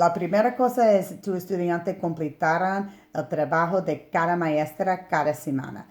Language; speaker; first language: Spanish; non-native, learner; English